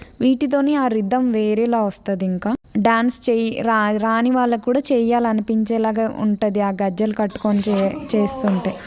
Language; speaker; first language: Telugu; non-native, local second language; Lambadi